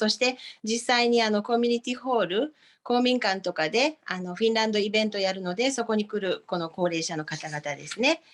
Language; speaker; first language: Japanese; non-native, fluent; Finnish